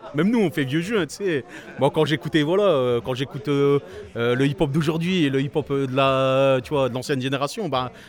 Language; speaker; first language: French; native; French